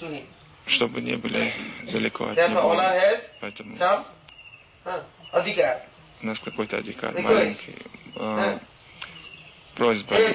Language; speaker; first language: Russian; non-native, learner; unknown